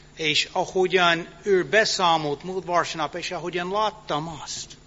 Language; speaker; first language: Hungarian; early bilingual, heritage; English